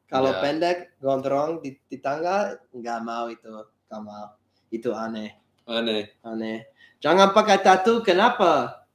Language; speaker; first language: Indonesian; non-native, learner; English